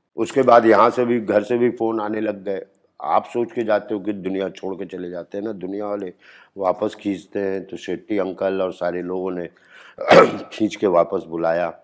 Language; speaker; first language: Hindi; native; Hindi